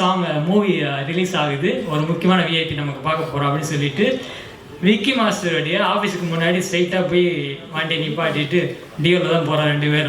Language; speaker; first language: Tamil; native; Tamil